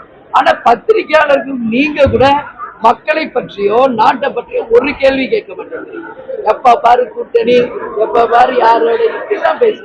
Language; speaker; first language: Tamil; native; Tamil